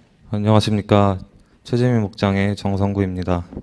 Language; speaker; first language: Korean; native; Korean